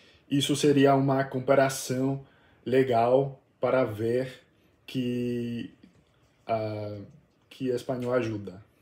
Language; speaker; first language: Portuguese; non-native, learner; English